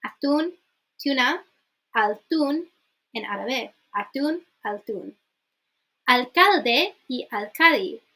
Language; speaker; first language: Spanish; non-native, fluent; English